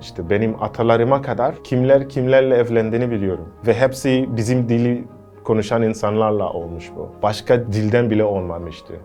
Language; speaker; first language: Turkish; non-native, fluent; Gusii